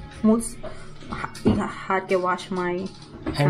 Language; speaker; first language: German; non-native, learner; Thai